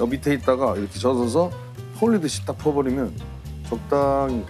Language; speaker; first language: Korean; native; Korean